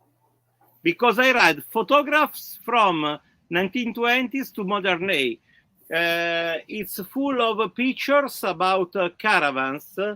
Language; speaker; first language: English; non-native, learner; Italian